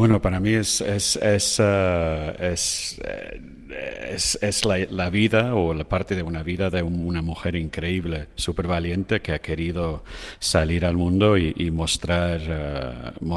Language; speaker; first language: Spanish; non-native, fluent; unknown